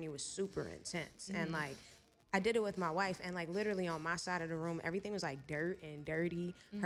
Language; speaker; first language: English; native; English